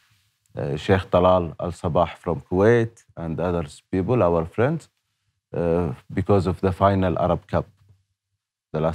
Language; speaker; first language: English; non-native, learner; Arabic